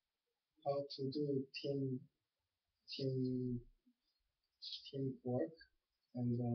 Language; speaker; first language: English; non-native, learner; Korean